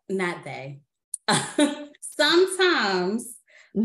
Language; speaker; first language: English; native; English